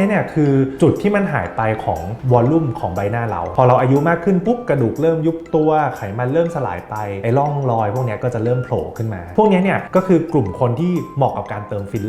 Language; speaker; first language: Thai; native; Thai